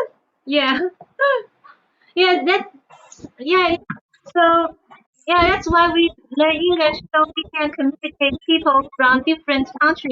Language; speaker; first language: English; non-native, fluent; Chinese